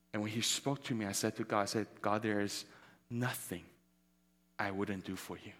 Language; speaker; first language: English; early bilingual, other home language; Chinese